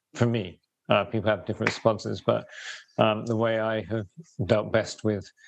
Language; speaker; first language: English; native; English